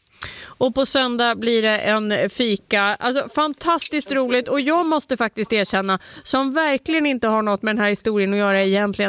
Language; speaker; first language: Swedish; native; Swedish